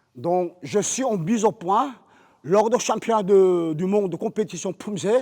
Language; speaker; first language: French; non-native, fluent; Korean